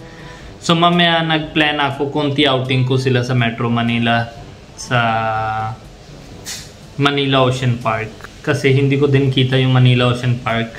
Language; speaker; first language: Filipino; non-native, learner; Punjabi